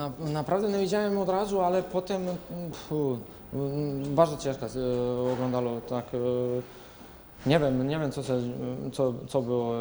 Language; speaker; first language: Polish; non-native, learner; Serbian